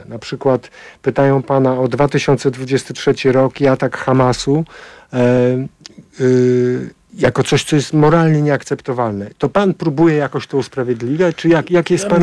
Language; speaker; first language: Polish; native; Polish